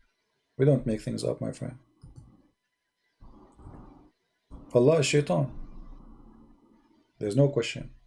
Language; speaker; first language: English; non-native, fluent; Arabic